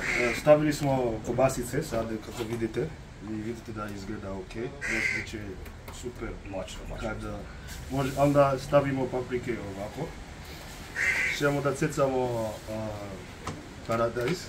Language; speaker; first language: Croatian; non-native, learner; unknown